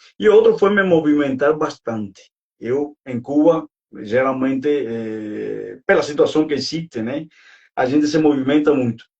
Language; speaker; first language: Portuguese; non-native, fluent; Spanish